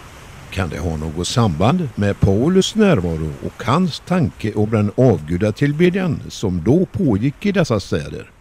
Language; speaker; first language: Swedish; native; Swedish